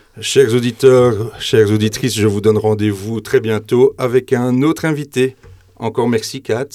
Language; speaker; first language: French; native; French